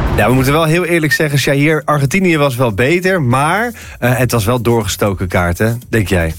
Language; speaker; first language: Dutch; native; Dutch